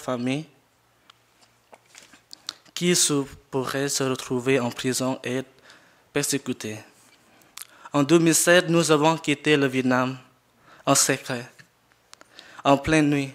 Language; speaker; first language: French; non-native, learner; Jarai